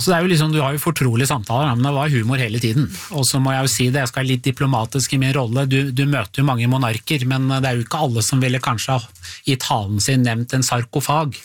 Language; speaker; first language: Norwegian; native; Norwegian